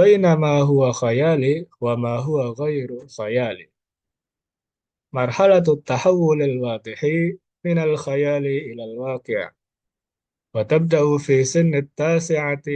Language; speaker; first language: Arabic; non-native, learner; Indonesian